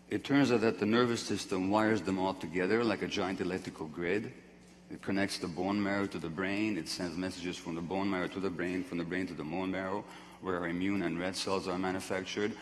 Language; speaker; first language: English; non-native, fluent; Hungarian